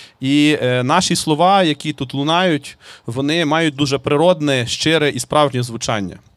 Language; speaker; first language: Ukrainian; native; Ukrainian